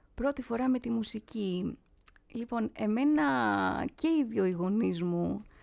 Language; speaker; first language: Greek; native; Greek